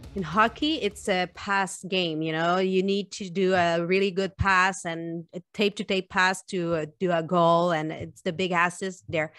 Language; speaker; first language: English; non-native, fluent; French